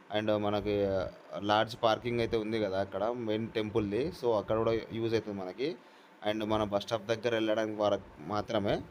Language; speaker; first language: Telugu; non-native, local second language; Kannada